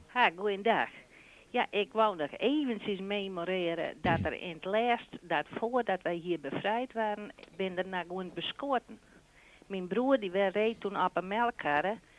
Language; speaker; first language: Dutch; non-native, local second language; Western Frisian